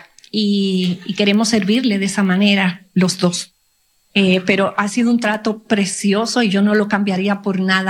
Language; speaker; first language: Spanish; native; Spanish